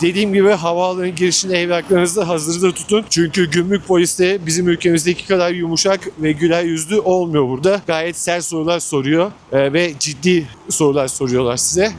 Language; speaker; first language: Turkish; native; Turkish